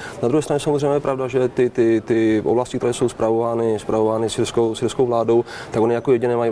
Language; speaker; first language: Czech; native; Czech